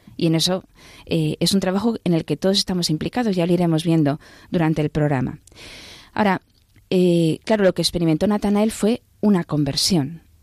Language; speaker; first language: Spanish; native; Spanish